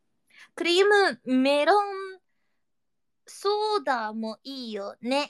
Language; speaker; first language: Japanese; non-native, learner; Indonesian